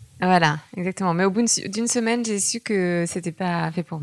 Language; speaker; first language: French; native; French